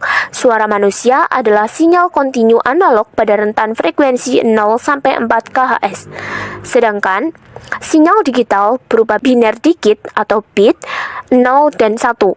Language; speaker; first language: Indonesian; native; Indonesian